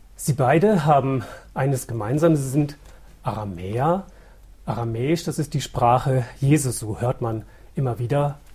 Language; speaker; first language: German; native; German